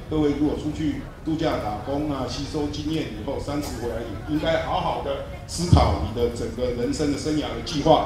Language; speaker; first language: Chinese; native; Chinese